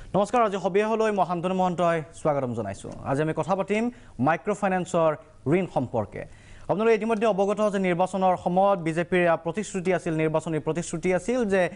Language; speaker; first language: Assamese; native; Assamese